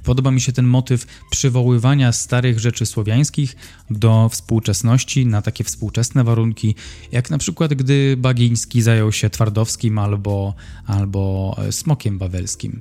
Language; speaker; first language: Polish; native; Polish